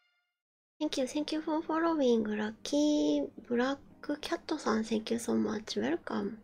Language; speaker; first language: English; non-native, learner; Japanese